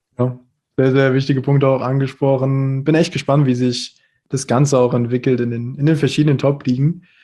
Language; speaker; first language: German; native; German